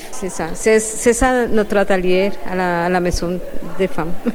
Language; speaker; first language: French; non-native, fluent; Spanish